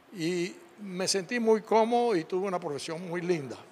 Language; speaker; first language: Spanish; native; Spanish